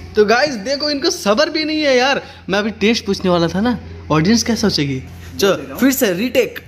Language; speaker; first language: Hindi; non-native, local second language; Bangla